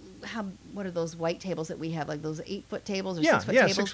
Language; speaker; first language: English; native; English